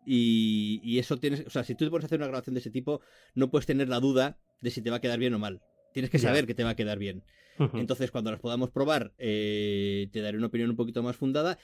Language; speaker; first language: Spanish; native; Spanish